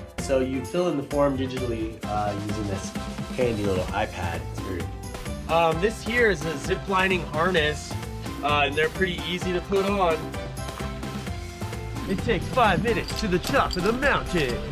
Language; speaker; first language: English; native; English